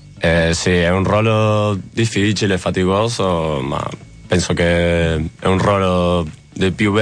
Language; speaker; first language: Italian; non-native, fluent; Spanish